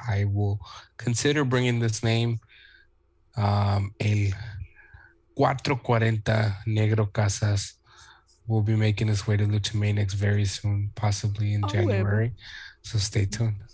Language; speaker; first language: English; early bilingual, other home language; Spanish